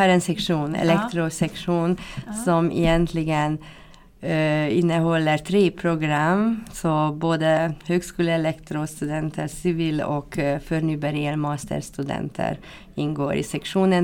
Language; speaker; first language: Swedish; non-native, fluent; Hungarian